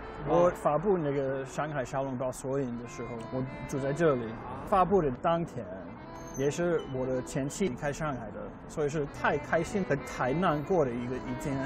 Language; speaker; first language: Chinese; non-native, fluent; English